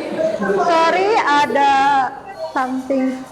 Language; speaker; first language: English; non-native, learner; Indonesian